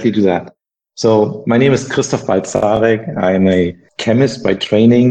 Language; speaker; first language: English; non-native, fluent; German